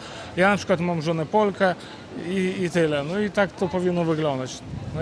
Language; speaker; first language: Polish; non-native, fluent; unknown